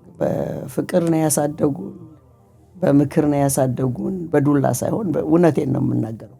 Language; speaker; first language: Amharic; native; Amharic